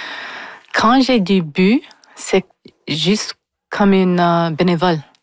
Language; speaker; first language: French; non-native, fluent; English